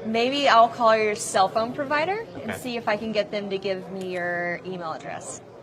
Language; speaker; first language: English; native; English